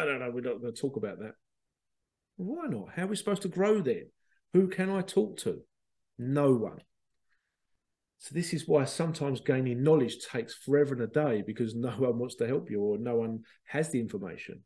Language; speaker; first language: English; native; English